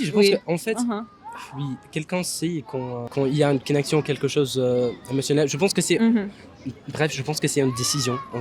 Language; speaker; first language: French; non-native, learner; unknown